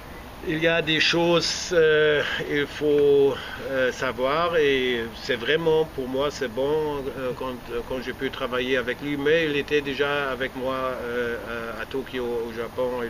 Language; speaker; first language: French; non-native, fluent; German